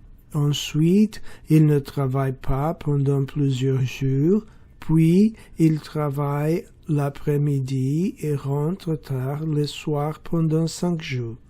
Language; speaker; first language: French; non-native, learner; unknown